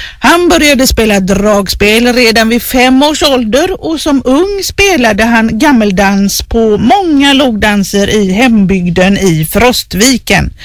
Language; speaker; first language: Swedish; native; Swedish